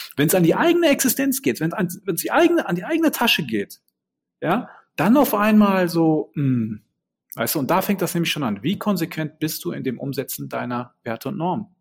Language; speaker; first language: German; early bilingual, other home language; Bosnian